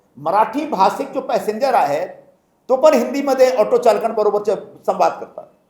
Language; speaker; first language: Marathi; non-native, local second language; Hindi